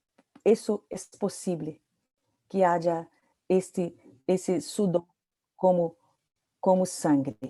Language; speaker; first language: Portuguese; non-native, learner; Spanish